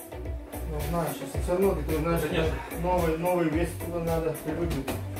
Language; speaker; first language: Russian; non-native, fluent; Lithuanian